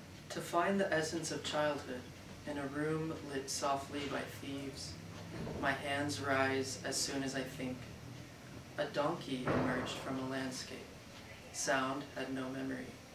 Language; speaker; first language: English; native; English